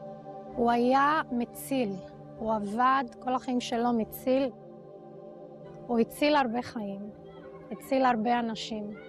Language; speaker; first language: Hebrew; non-native, local second language; Arabic